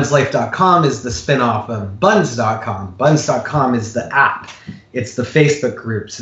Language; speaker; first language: English; native; English